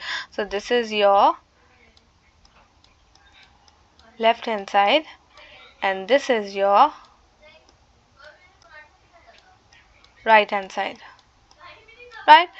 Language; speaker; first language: English; non-native, local second language; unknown